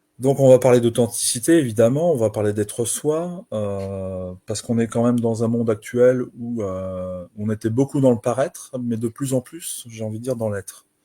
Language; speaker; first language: French; native; French